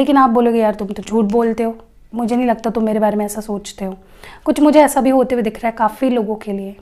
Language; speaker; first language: Hindi; non-native, local second language; Marathi